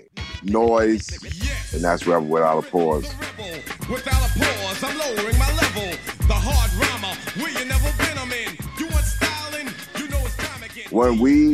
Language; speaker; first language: English; native; English